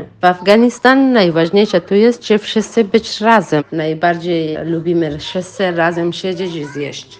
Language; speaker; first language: Polish; non-native, learner; Persian